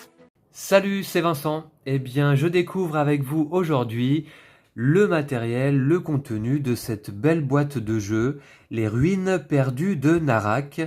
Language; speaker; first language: French; native; French